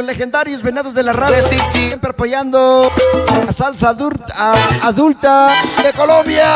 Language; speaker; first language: Spanish; native; Spanish